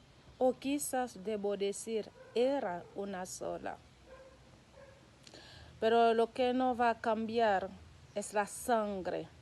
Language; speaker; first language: Spanish; non-native, local second language; Haitian Creole